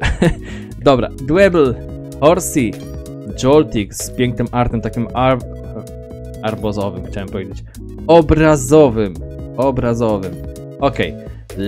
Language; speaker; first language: Polish; native; Polish